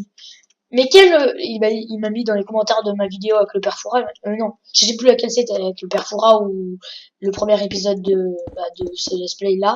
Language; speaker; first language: French; native; French